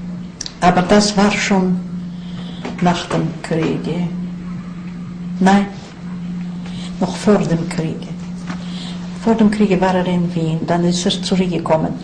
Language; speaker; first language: German; non-native, fluent; Yiddish